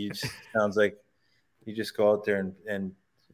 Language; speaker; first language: English; native; English